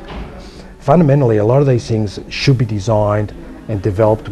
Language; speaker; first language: English; native; English